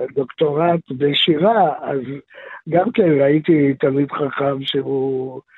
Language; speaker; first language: Hebrew; early bilingual, other home language; Arabic